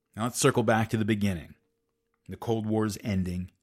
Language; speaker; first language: English; native; English